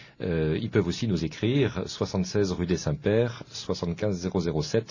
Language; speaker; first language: French; native; French